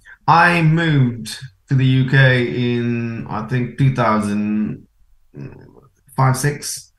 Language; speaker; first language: English; non-native, local second language; Konkani